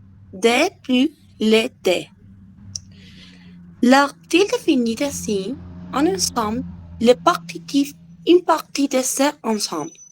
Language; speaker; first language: French; non-native, learner; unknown